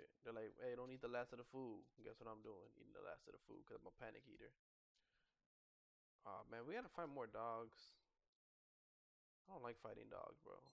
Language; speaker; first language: English; native; English